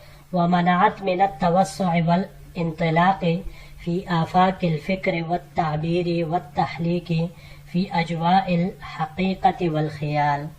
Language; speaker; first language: Arabic; non-native, fluent; Urdu